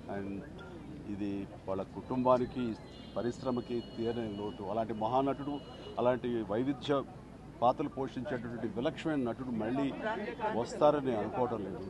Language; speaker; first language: Telugu; native; Telugu